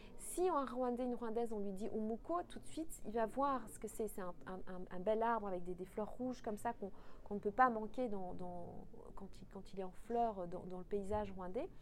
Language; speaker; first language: French; non-native, local second language; Kinyarwanda